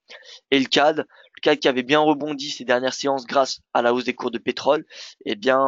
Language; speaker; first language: French; native; French